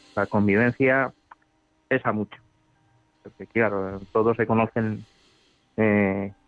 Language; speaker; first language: Spanish; native; Spanish